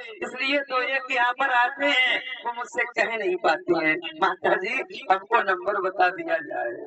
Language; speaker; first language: Hindi; native; Hindi